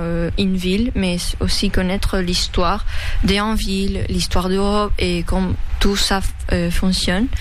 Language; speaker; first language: French; non-native, learner; Spanish